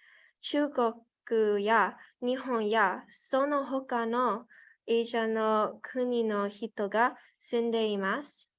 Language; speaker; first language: Japanese; non-native, learner; English